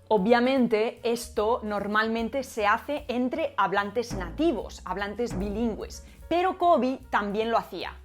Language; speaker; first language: Spanish; native; Spanish